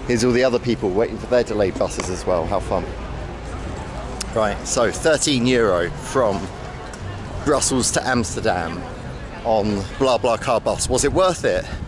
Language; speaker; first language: English; native; English